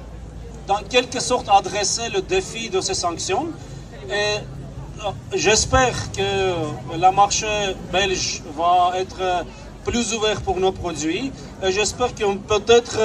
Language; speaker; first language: French; non-native, fluent; Armenian